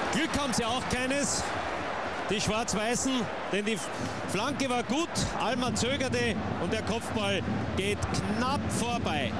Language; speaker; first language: German; native; German